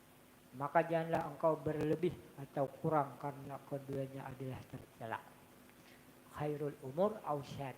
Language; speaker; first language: Indonesian; non-native, local second language; Banjar